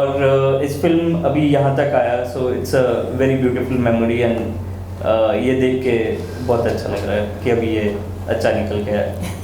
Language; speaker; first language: Hindi; native; Hindi